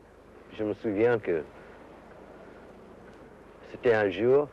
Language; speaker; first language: French; non-native, fluent; English